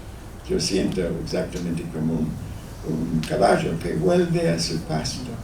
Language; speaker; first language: Spanish; non-native, fluent; English